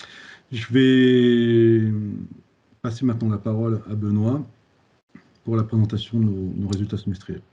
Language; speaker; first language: French; native; French